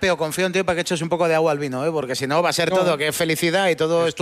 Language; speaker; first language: Spanish; native; Spanish